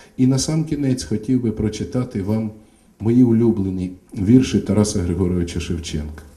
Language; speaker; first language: Ukrainian; native; Ukrainian